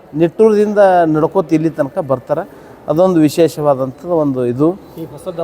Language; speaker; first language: Kannada; native; Kannada